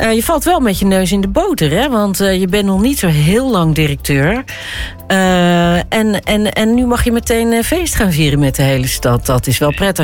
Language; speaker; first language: Dutch; native; Dutch